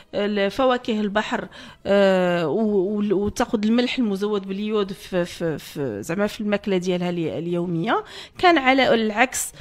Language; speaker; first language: Arabic; native; Arabic